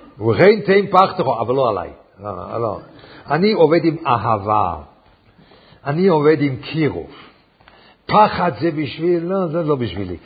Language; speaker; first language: Hebrew; non-native, fluent; English